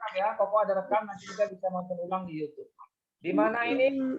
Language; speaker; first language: Indonesian; native; Indonesian